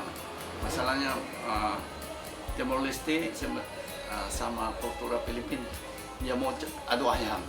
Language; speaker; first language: Indonesian; non-native, fluent; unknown